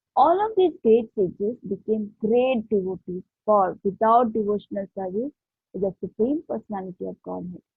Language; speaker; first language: English; non-native, local second language; Hindi